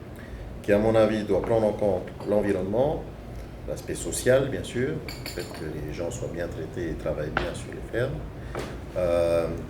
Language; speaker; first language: French; native; French